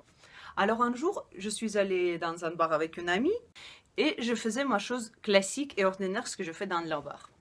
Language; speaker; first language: French; non-native, fluent; Russian